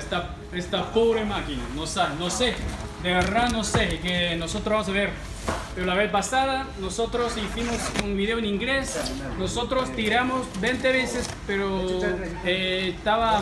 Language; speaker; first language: Spanish; non-native, fluent; Chinese